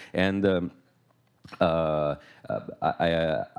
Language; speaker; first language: English; non-native, fluent; Arabic